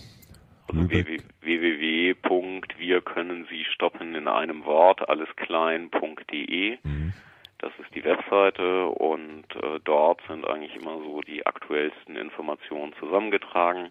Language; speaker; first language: German; native; German